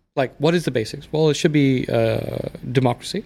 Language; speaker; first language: English; native; English